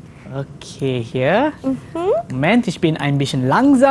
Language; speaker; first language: German; non-native, learner; Malay